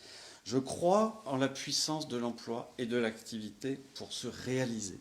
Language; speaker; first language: French; native; French